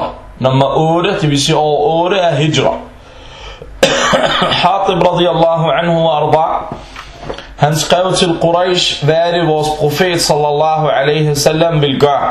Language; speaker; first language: Danish; early bilingual, other home language; Arabic